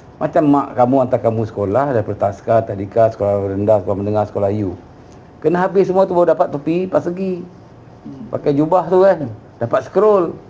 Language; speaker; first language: Malay; native; Malay